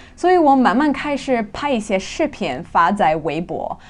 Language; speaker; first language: Chinese; non-native, fluent; English